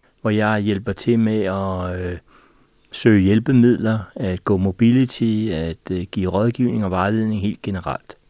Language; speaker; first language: Danish; native; Danish